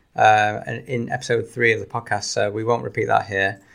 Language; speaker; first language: English; native; English